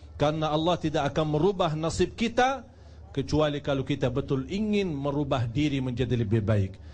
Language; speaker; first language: Indonesian; non-native, fluent; Arabic